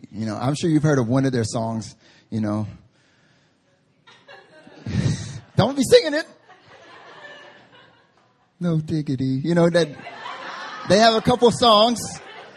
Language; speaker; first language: English; native; English